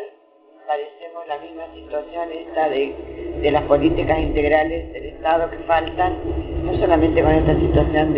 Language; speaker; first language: Spanish; native; Spanish